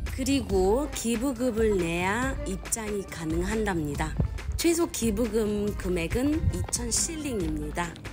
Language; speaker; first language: Korean; non-native, fluent; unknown